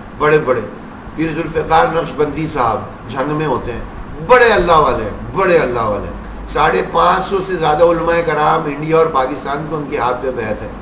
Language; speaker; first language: Urdu; native; Urdu